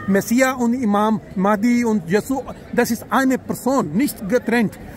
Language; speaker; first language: German; non-native, learner; Urdu